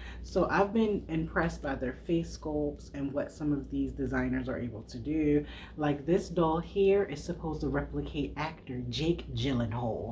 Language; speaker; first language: English; native; English